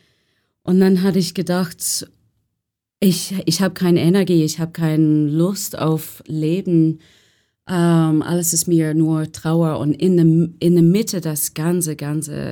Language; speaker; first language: German; non-native, learner; English